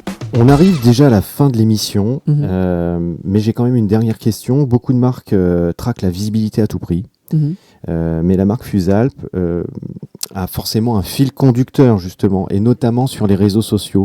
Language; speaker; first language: French; native; French